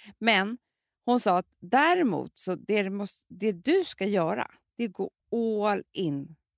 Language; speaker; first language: Swedish; native; Swedish